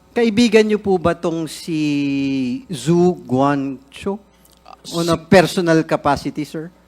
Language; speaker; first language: Filipino; native; Filipino